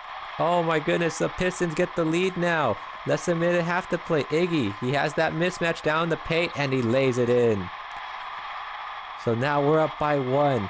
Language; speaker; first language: English; native; English